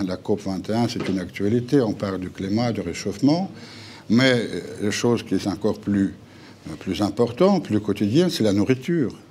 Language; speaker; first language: French; non-native, fluent; Russian